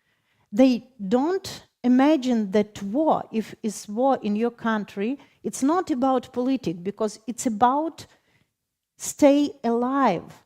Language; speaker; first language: English; non-native, fluent; Ukrainian